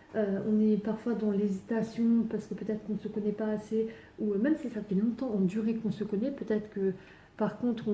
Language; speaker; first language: French; native; French